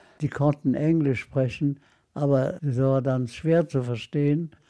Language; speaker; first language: German; non-native, fluent; Arabic